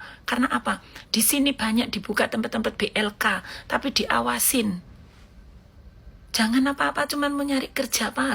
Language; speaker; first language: Indonesian; native; Indonesian